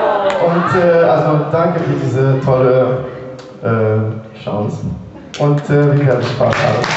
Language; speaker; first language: German; non-native, learner; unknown